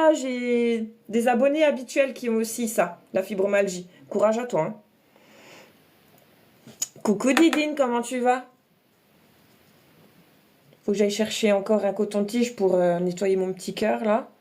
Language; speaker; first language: French; native; French